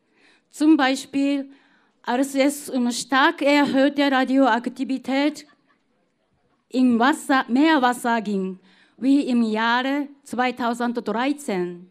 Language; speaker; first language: German; non-native, fluent; Japanese